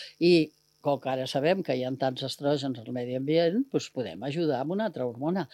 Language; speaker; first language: Catalan; native; Catalan